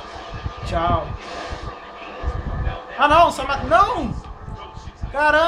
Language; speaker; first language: Portuguese; native; Portuguese